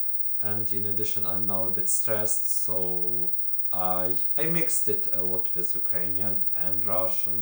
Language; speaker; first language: English; non-native, fluent; Ukrainian